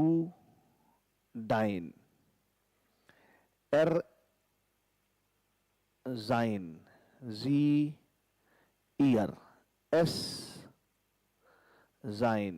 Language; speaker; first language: German; non-native, fluent; Hindi